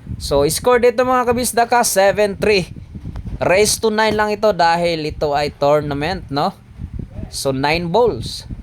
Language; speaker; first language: Filipino; non-native, local second language; Cebuano